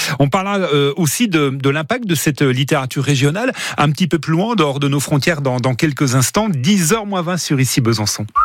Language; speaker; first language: French; native; French